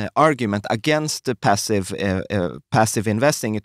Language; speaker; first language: English; non-native, fluent; Swedish